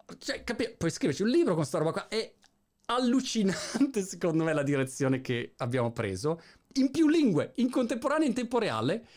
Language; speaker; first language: Italian; native; Italian